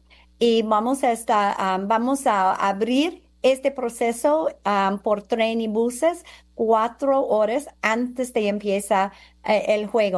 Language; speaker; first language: Spanish; non-native, fluent; English